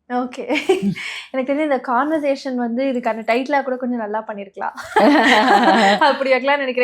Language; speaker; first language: Tamil; native; Tamil